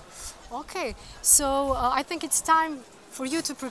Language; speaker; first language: English; non-native, fluent; Slovenian